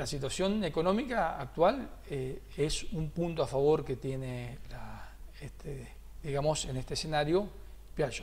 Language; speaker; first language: Spanish; native; Spanish